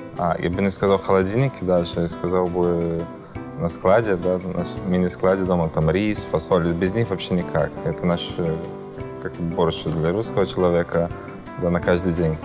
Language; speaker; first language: Russian; non-native, fluent; Portuguese